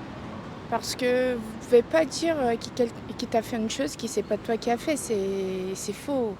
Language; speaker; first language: French; non-native, fluent; Portuguese